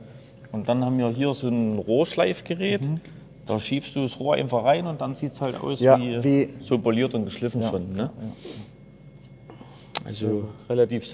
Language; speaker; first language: German; native; German